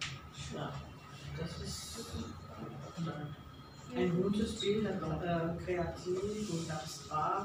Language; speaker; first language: German; non-native, learner; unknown